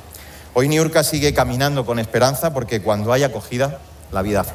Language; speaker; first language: Spanish; native; Spanish